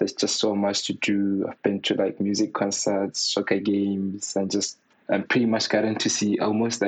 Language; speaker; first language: English; non-native, local second language; Tswana